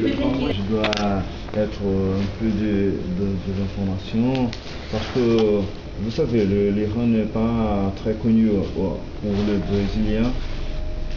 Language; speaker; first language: French; non-native, learner; Portuguese